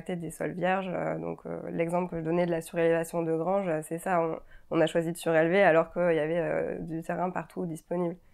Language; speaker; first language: French; native; French